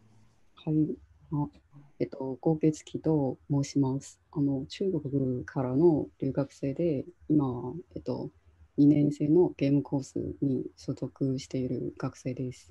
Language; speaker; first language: Japanese; non-native, local second language; Chinese